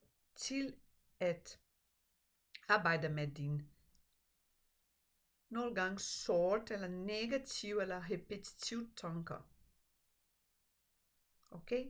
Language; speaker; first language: Danish; non-native, fluent; Portuguese